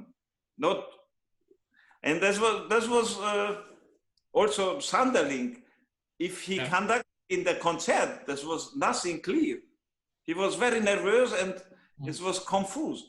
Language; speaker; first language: English; non-native, learner; Hungarian